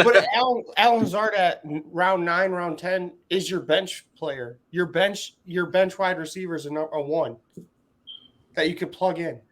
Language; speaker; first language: English; native; English